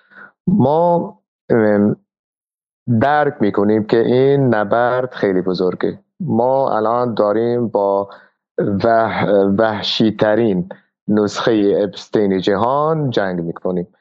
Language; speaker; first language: Persian; non-native, fluent; Arabic